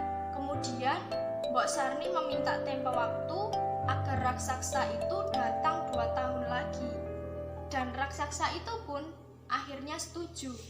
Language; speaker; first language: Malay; non-native, local second language; Javanese